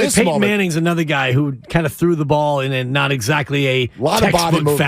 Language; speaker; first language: English; native; English